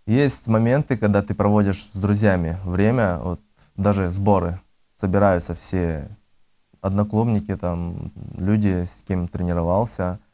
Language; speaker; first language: Russian; early bilingual, other home language; Azerbaijani